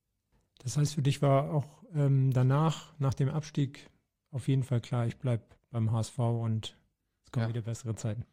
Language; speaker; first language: German; native; German